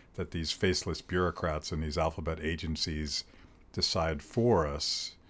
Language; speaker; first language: English; native; English